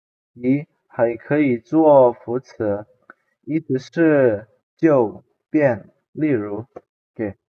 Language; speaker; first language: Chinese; non-native, fluent; Indonesian